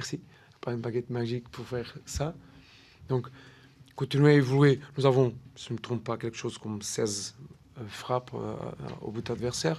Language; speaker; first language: French; non-native, learner; Portuguese